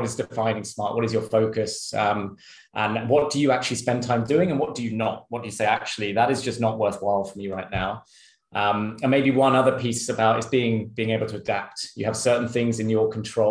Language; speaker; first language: English; native; English